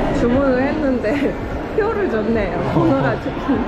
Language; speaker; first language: Korean; non-native, fluent; Japanese